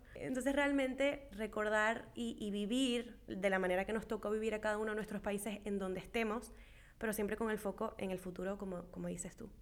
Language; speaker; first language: Spanish; native; Spanish